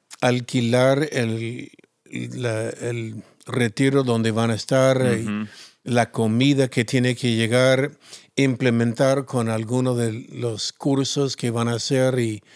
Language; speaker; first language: Spanish; non-native, fluent; English